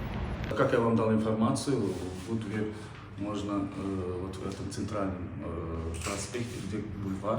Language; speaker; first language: Russian; non-native, fluent; Azerbaijani